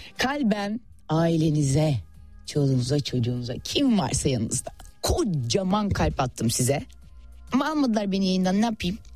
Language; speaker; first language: Turkish; native; Turkish